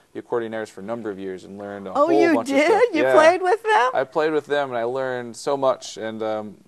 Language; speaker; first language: English; native; English